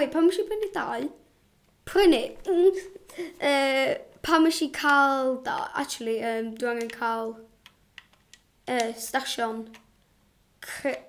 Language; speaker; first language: Welsh; non-native, local second language; English